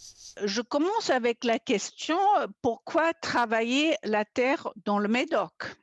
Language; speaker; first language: French; non-native, fluent; German